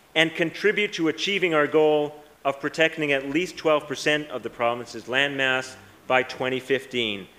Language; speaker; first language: English; native; English